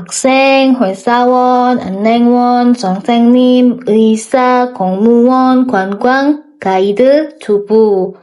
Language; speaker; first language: Korean; non-native, fluent; Indonesian